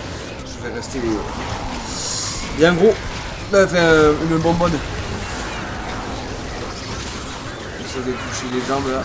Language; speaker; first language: French; native; French